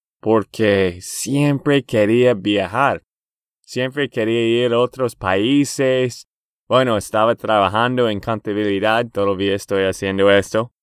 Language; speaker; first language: Spanish; non-native, fluent; English